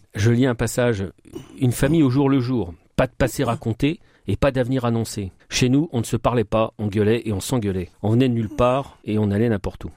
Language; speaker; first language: French; native; French